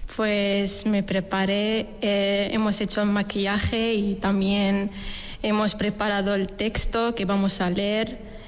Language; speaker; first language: Spanish; non-native, fluent; Arabic